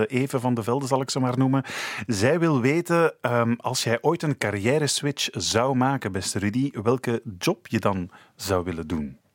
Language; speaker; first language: Dutch; native; Dutch